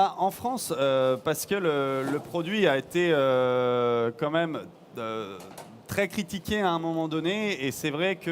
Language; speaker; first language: French; native; French